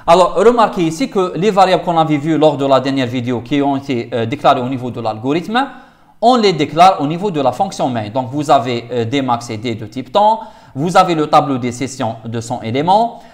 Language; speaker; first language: French; non-native, local second language; Arabic